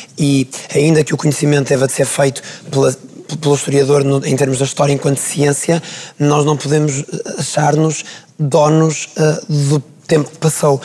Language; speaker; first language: Portuguese; native; Portuguese